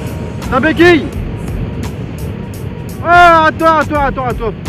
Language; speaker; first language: French; native; French